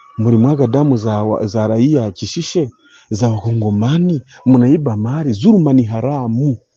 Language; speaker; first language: Swahili; non-native, local second language; Kinyarwanda